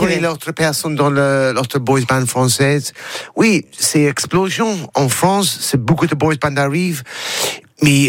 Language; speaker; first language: French; non-native, learner; English